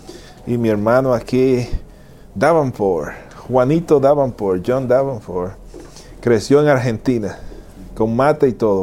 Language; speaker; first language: Spanish; native; Spanish